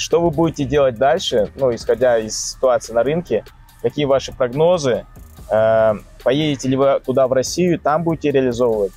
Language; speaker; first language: Russian; native; Russian